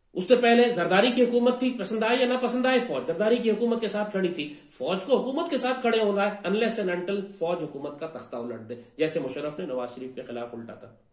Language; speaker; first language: Urdu; native; Urdu